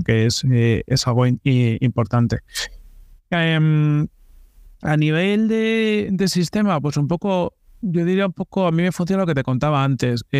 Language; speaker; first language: Spanish; native; Spanish